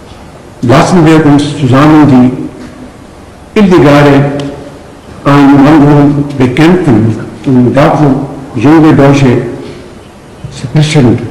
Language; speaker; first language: German; non-native, learner; Punjabi